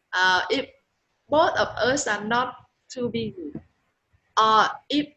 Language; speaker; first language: English; non-native, learner; Vietnamese